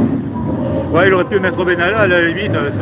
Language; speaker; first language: French; native; French